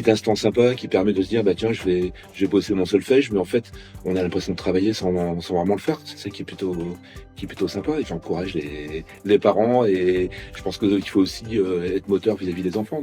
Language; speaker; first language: French; native; French